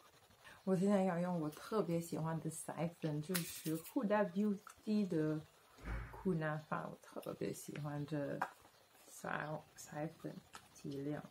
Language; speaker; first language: Chinese; non-native, fluent; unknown